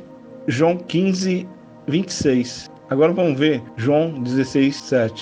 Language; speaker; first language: Portuguese; native; Portuguese